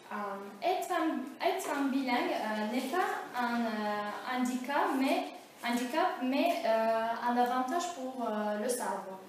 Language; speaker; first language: French; non-native, fluent; Turkish